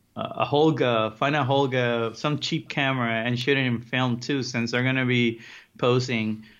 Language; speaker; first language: English; early bilingual, other home language; Spanish